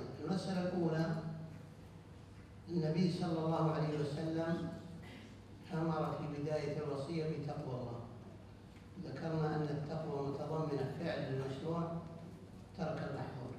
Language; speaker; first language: Arabic; native; Arabic